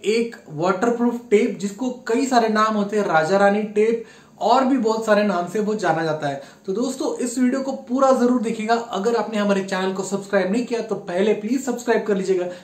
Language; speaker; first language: Hindi; native; Hindi